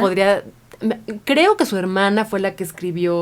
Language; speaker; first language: Spanish; native; Spanish